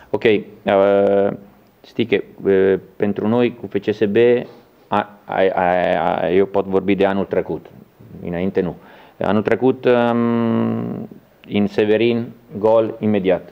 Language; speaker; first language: Romanian; non-native, learner; Italian